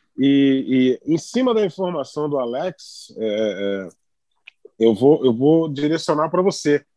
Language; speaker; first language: Portuguese; native; Portuguese